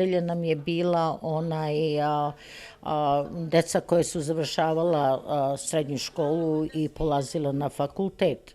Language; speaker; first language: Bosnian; early bilingual, heritage; Serbian